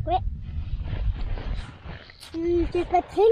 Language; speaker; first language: French; native; French